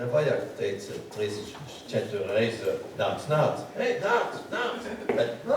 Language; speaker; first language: Latvian; non-native, learner; French